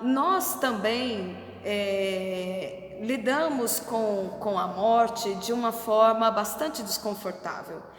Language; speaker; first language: Portuguese; native; Portuguese